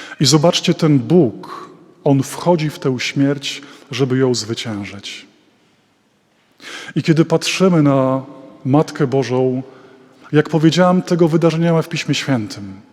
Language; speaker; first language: Polish; native; Polish